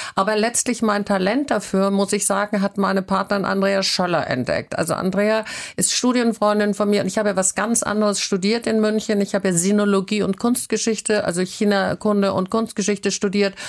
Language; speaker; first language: German; native; German